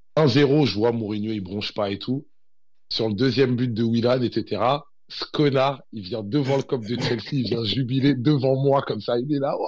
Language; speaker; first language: French; early bilingual, other home language; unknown